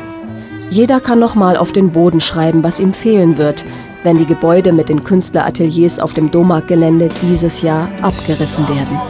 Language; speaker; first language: German; native; German